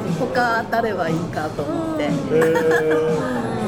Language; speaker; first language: Japanese; native; Japanese